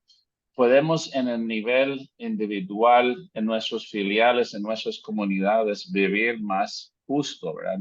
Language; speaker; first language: Spanish; native; Spanish